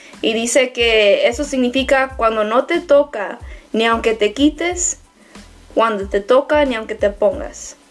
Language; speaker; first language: Spanish; early bilingual, heritage; Spanish